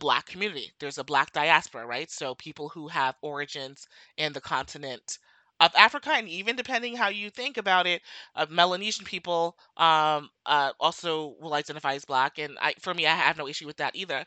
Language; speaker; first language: English; native; English